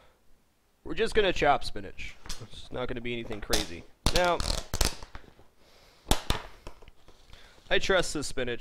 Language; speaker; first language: English; native; English